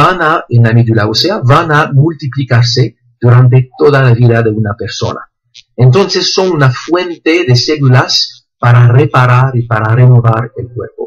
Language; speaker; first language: Spanish; non-native, fluent; French